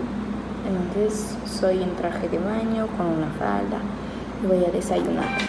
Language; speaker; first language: Spanish; non-native, fluent; French